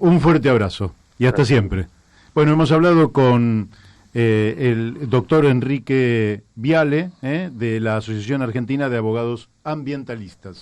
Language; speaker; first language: Spanish; native; Spanish